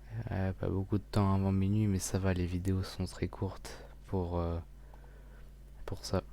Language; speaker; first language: French; native; French